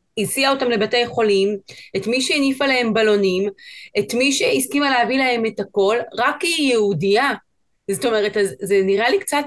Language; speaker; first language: Hebrew; non-native, fluent; Spanish